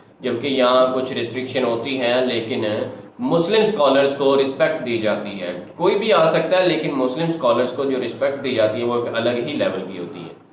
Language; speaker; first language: Urdu; native; Urdu